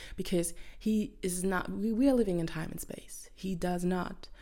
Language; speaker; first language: English; non-native, fluent; German